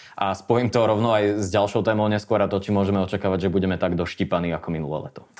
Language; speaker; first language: Slovak; native; Slovak